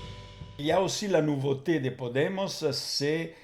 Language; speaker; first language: French; non-native, fluent; Italian